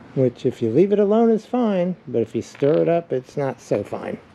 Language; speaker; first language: English; native; English